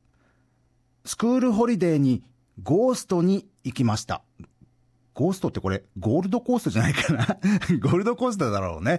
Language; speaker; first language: Japanese; native; Japanese